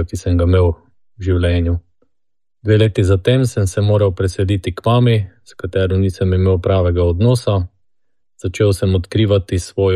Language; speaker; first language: Slovenian; native; Slovenian